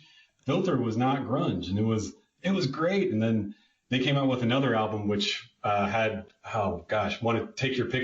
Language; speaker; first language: English; native; English